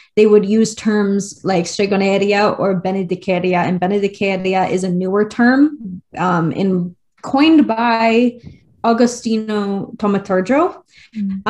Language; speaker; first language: English; native; English